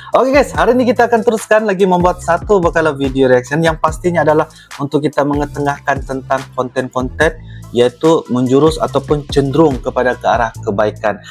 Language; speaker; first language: Malay; native; Malay